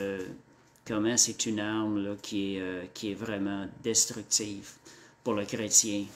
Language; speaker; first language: French; native; French